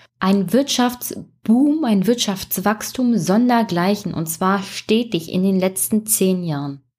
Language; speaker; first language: German; native; German